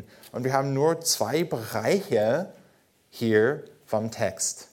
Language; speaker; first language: German; non-native, fluent; English